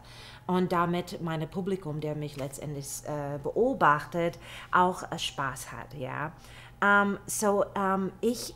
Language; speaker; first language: German; non-native, fluent; English